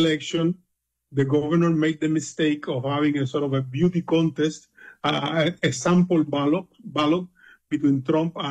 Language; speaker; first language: English; non-native, fluent; Spanish